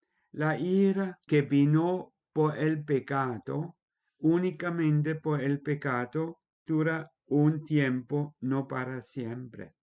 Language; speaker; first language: Spanish; non-native, fluent; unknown